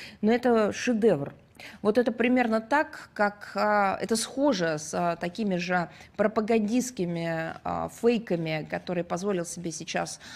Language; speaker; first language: Russian; native; Russian